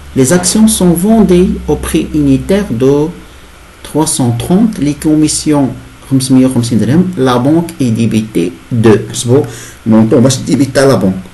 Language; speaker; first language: French; non-native, local second language; Arabic